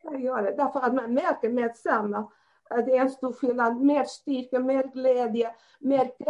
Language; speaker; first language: Swedish; non-native, fluent; Portuguese